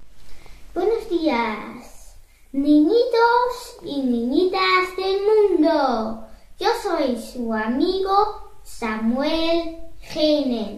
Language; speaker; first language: Spanish; early bilingual, heritage; Spanish